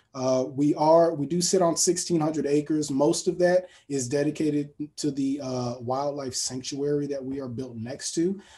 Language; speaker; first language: English; native; English